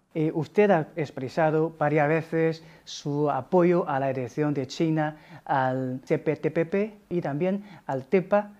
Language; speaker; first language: Spanish; non-native, fluent; Chinese